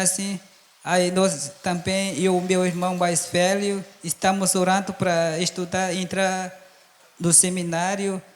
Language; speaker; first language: Portuguese; non-native, local second language; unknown